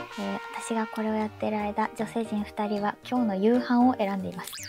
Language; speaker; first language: Japanese; native; Japanese